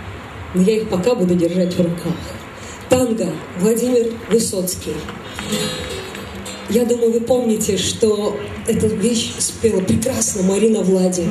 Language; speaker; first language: Russian; native; Russian